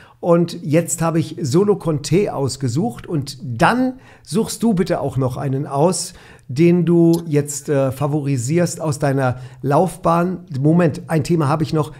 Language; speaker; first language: German; native; German